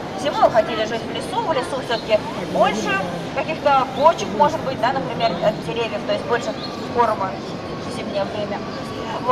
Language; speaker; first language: Russian; native; Russian